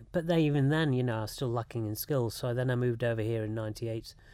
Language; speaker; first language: English; native; English